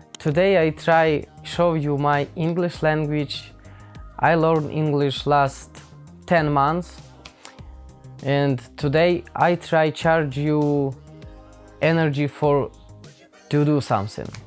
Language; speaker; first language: English; non-native, learner; Ukrainian